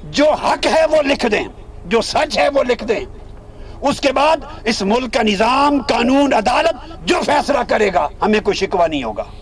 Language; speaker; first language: Urdu; non-native, local second language; Punjabi